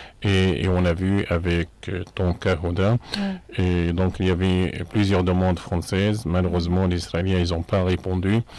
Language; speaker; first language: French; non-native, local second language; Arabic